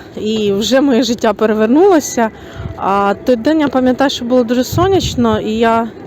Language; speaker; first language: Ukrainian; native; Ukrainian